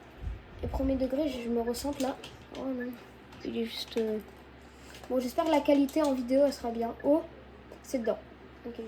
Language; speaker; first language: French; native; French